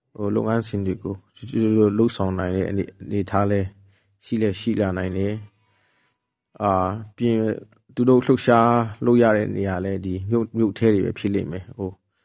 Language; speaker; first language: Burmese; non-native, local second language; Hakha Chin